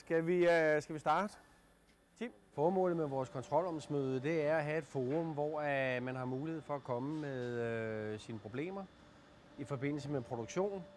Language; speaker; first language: Danish; native; Danish